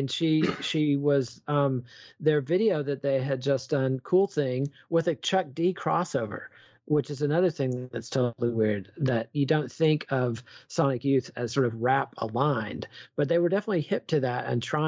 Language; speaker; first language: English; native; English